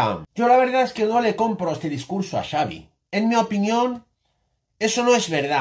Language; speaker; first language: Spanish; native; Spanish